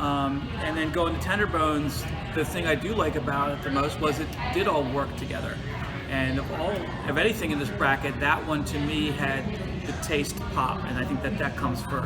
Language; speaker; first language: English; native; English